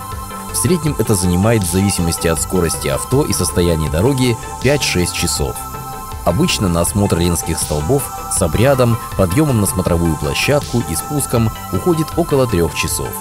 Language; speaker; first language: Russian; native; Russian